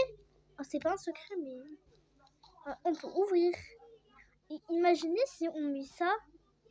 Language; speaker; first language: French; native; French